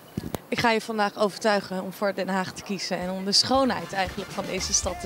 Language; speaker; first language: Dutch; native; Dutch